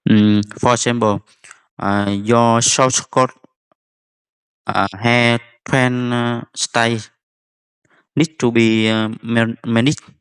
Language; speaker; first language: English; non-native, fluent; Vietnamese